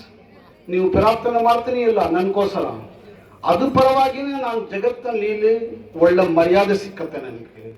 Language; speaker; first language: Kannada; non-native, fluent; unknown